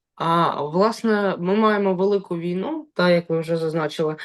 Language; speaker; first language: Ukrainian; native; Ukrainian